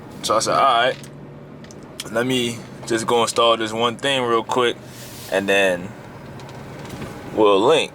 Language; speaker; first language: English; native; English